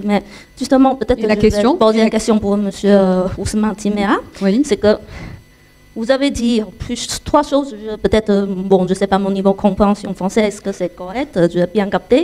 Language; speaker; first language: French; non-native, learner; Chinese